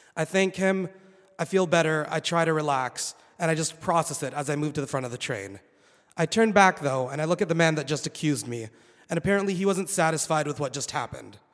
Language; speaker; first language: English; non-native, fluent; Arabic